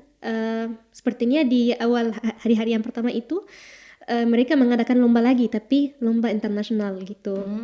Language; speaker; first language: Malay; non-native, fluent; Arabic